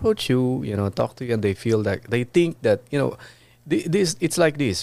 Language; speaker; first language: English; non-native, local second language; Iloko